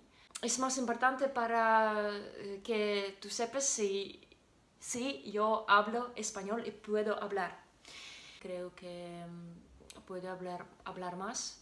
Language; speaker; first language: Spanish; non-native, learner; Russian